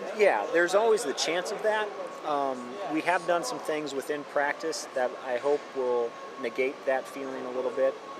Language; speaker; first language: English; native; English